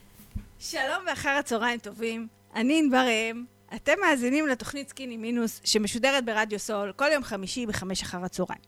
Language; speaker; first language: Hebrew; native; Hebrew